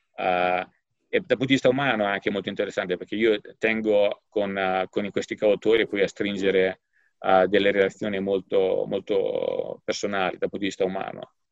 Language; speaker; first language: Italian; native; Italian